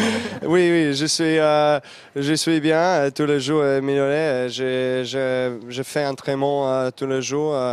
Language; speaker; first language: French; non-native, learner; Serbian